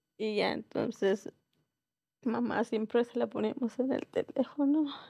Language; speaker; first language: Spanish; native; Spanish